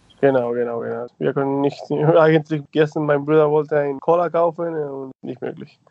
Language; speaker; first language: German; non-native, fluent; Spanish